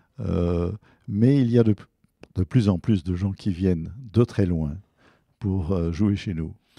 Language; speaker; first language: French; native; French